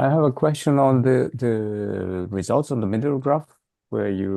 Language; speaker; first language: English; non-native, fluent; Japanese